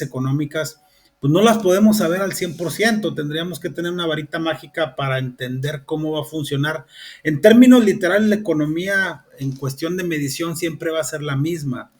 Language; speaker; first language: Spanish; native; Spanish